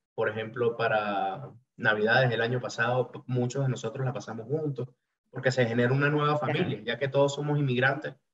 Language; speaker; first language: Spanish; native; Spanish